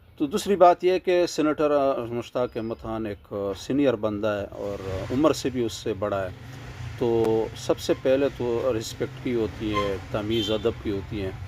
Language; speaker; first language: Urdu; non-native, local second language; Pashto